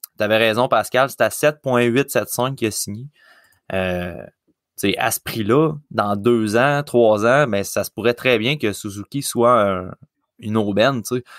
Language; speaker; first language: French; native; French